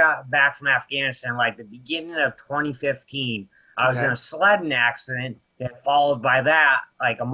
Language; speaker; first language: English; native; English